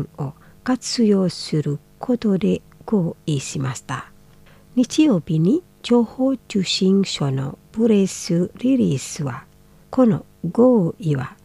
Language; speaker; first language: Japanese; non-native, fluent; Indonesian